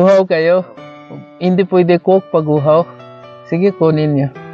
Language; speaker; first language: Filipino; non-native, learner; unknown